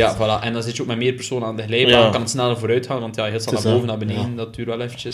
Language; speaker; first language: Dutch; native; Dutch